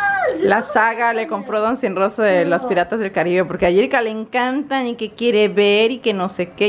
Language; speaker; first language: Spanish; native; Spanish